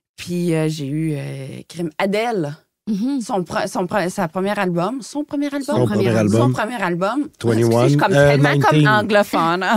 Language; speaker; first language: French; native; French